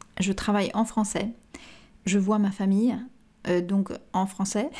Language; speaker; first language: French; native; French